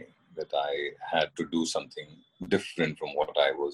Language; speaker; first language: English; non-native, local second language; Hindi